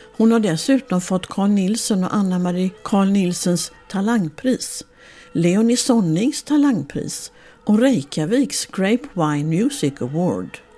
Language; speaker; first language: Swedish; native; Swedish